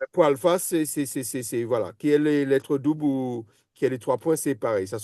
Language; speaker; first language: French; native; French